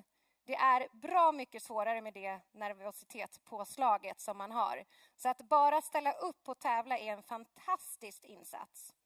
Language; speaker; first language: Swedish; native; Swedish